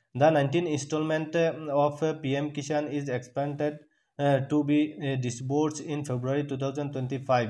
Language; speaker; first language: English; non-native, local second language; Assamese